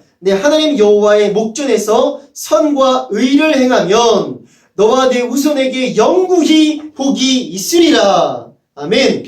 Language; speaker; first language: Korean; native; Korean